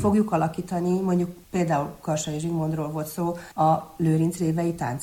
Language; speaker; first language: Hungarian; native; Hungarian